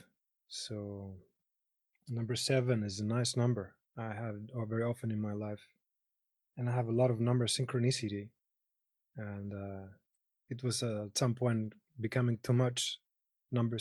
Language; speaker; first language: English; non-native, fluent; Greek